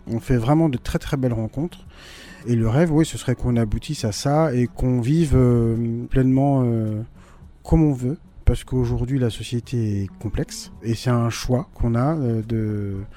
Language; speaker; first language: French; native; French